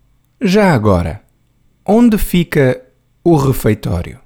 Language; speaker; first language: Portuguese; non-native, learner; English